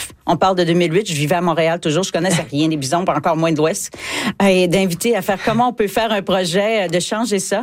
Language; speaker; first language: French; native; French